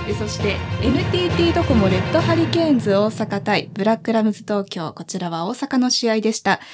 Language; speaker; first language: Japanese; native; Japanese